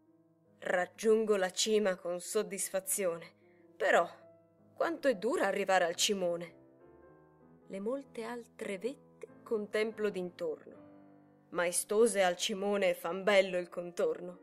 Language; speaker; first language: Italian; native; Italian